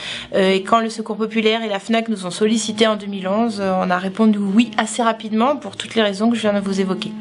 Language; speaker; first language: French; native; French